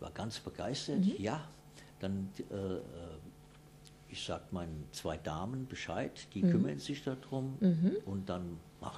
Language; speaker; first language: German; native; German